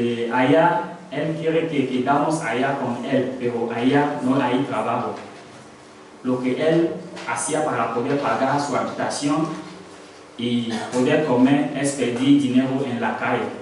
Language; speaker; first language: Spanish; non-native, learner; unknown